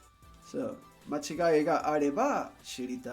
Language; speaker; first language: Japanese; non-native, learner; Spanish